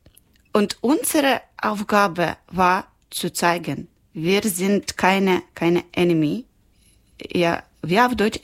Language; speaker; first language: German; non-native, learner; Ukrainian